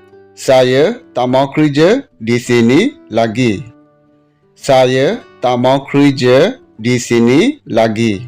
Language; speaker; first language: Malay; non-native, fluent; Burmese